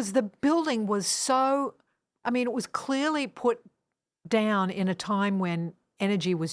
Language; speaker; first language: English; non-native, fluent; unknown